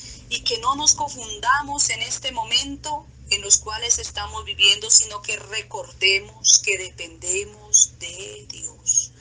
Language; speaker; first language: Spanish; native; Spanish